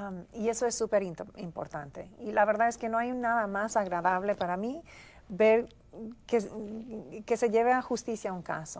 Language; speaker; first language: Spanish; native; Spanish